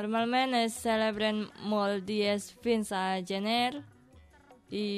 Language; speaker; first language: Catalan; non-native, learner; Indonesian